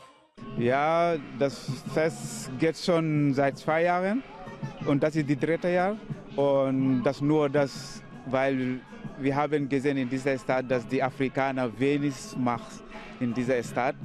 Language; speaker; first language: German; non-native, learner; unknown